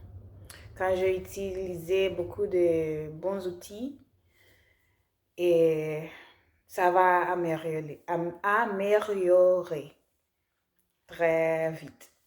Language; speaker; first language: French; non-native, learner; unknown